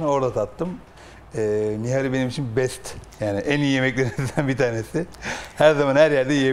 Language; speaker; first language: Turkish; native; Turkish